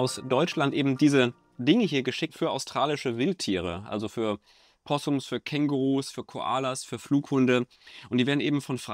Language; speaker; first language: German; native; German